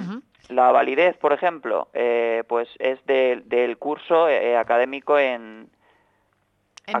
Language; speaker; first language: Spanish; native; Spanish